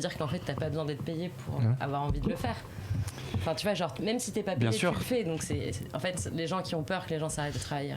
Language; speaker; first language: French; native; French